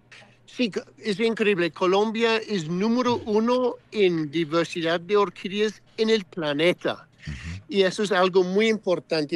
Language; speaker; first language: Spanish; non-native, fluent; English